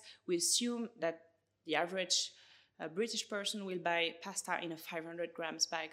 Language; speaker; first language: English; non-native, fluent; French